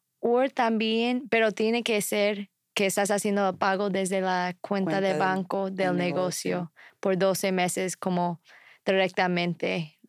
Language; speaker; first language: Spanish; non-native, fluent; English